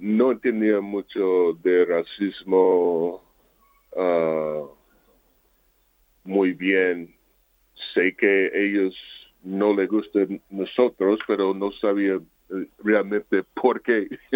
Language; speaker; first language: Spanish; non-native, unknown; English